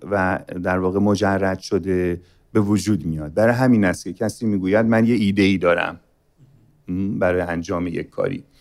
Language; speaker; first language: Persian; native; Persian